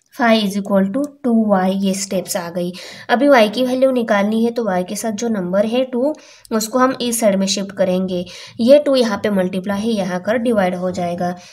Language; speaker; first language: Hindi; non-native, local second language; Marathi